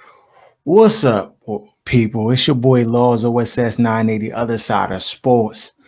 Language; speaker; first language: English; native; English